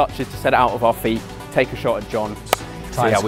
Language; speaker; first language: English; native; English